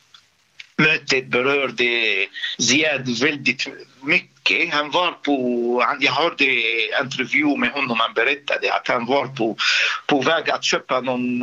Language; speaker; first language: Swedish; non-native, fluent; Arabic